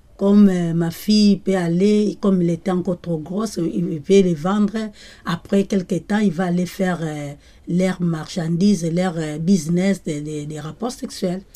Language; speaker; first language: French; non-native, local second language; Lingala